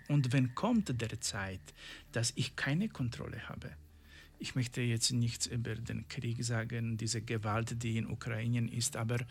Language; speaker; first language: German; non-native, learner; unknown